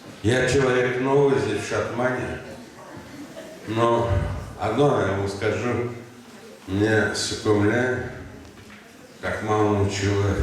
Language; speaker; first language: Russian; non-native, local second language; Tatar